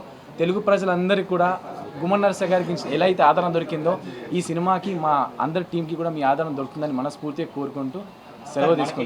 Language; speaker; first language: Telugu; native; Telugu